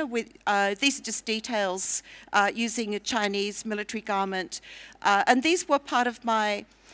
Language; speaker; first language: English; native; English